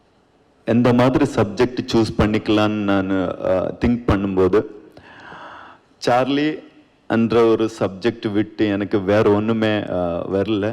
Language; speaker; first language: Tamil; non-native, learner; Kannada